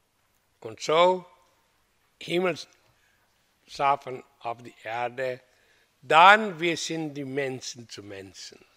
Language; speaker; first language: German; non-native, fluent; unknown